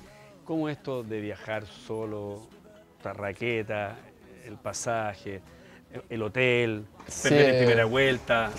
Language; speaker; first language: Spanish; native; Spanish